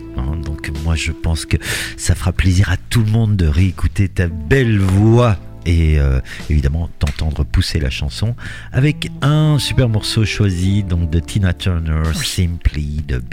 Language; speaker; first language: French; native; French